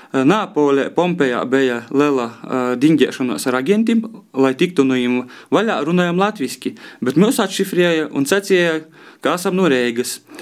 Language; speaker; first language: Latvian; native; Latvian